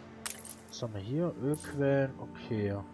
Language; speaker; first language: German; native; German